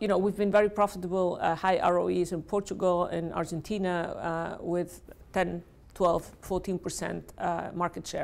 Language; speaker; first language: English; non-native, fluent; Spanish